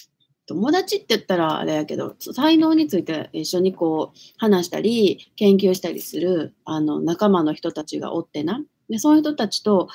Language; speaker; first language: Japanese; native; Japanese